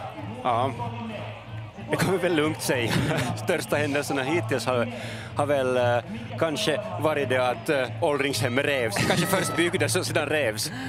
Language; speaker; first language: Swedish; native; Swedish